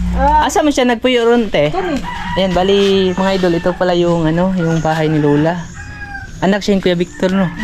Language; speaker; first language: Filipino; non-native, local second language; Cebuano